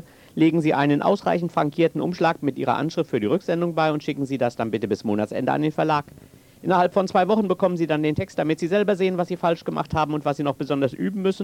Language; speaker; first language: German; native; German